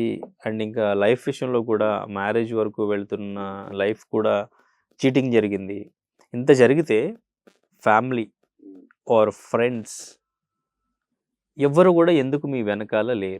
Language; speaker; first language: Telugu; native; Telugu